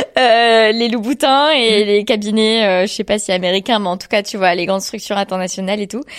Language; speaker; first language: French; native; French